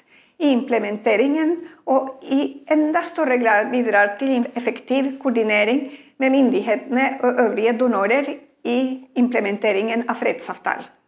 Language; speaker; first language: Norwegian; non-native, fluent; Spanish